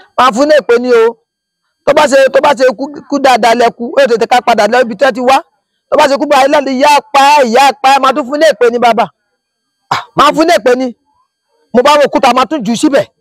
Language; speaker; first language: Yoruba; native; Yoruba